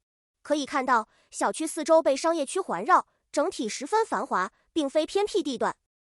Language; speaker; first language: Chinese; native; Chinese